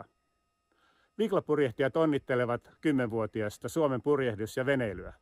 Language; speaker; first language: Finnish; native; Finnish